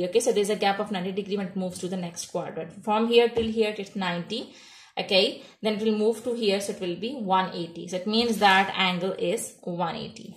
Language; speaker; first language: English; non-native, local second language; Urdu